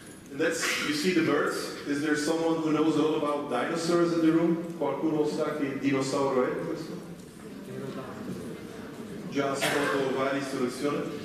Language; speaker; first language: English; non-native, fluent; Dutch